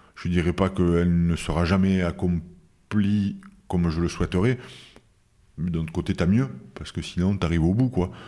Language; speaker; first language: French; native; French